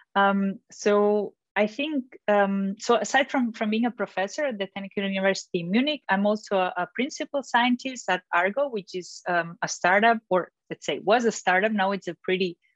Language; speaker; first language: English; non-native, fluent; Catalan